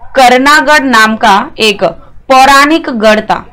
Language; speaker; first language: Hindi; non-native, local second language; Marathi